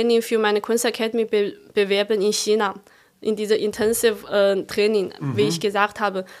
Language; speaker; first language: German; non-native, fluent; Chinese